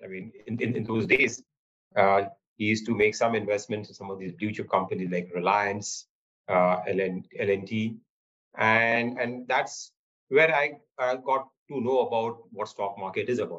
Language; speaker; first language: English; non-native, local second language; Marathi